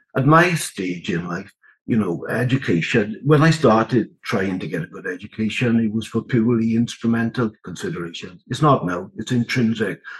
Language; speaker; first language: English; native; English